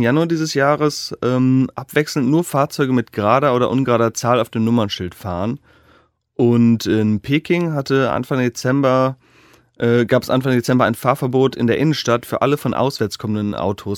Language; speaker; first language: German; native; German